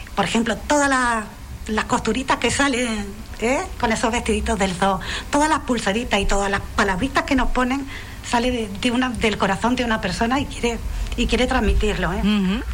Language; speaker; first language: Spanish; native; Spanish